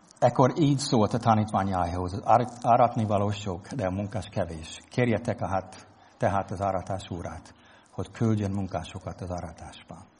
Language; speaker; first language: Hungarian; non-native, fluent; English